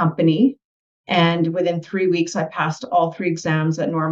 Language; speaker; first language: English; native; English